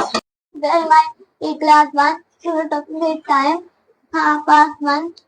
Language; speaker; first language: English; non-native, learner; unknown